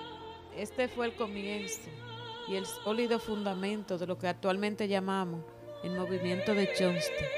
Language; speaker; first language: Spanish; native; Spanish